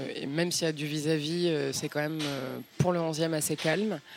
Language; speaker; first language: French; native; French